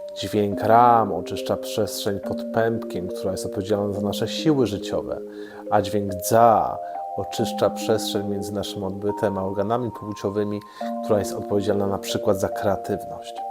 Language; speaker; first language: Polish; native; Polish